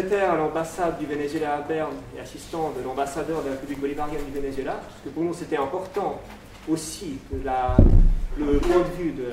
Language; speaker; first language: French; native; French